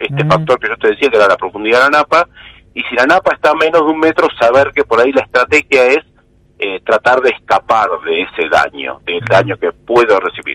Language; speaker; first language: Spanish; native; Spanish